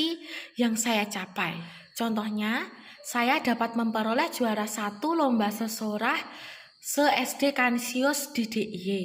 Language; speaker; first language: Indonesian; non-native, local second language; Javanese